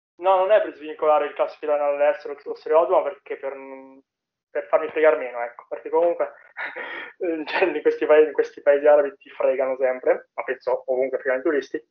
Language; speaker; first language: Italian; native; Italian